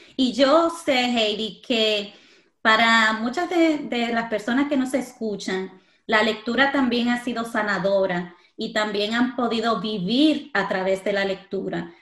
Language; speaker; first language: Spanish; native; Spanish